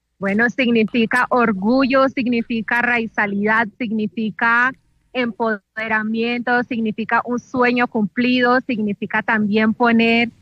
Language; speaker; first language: Spanish; non-native, local second language; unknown